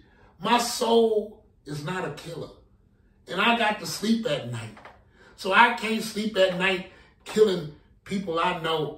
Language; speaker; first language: English; native; English